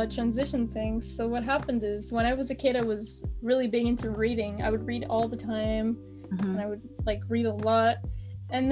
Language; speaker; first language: English; non-native, fluent; French